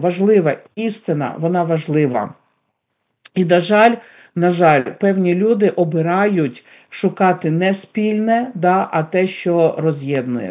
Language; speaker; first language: Ukrainian; native; Ukrainian